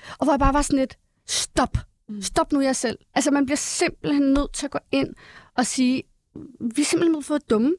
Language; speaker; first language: Danish; early bilingual, other home language; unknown